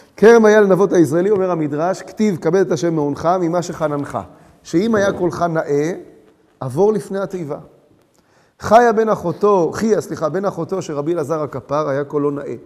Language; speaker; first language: Hebrew; early bilingual, other home language; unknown